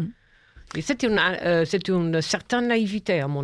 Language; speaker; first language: French; non-native, fluent; English